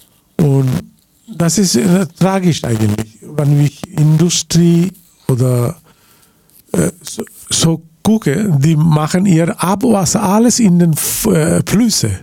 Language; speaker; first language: German; non-native, learner; Bangla